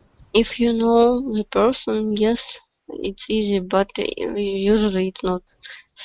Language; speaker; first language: English; non-native, learner; Russian